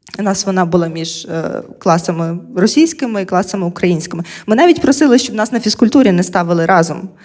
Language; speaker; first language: Ukrainian; non-native, local second language; Russian